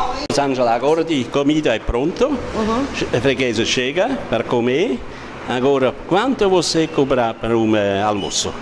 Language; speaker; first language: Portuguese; non-native, learner; German